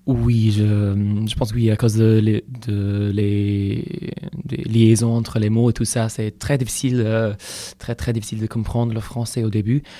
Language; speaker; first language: French; non-native, fluent; English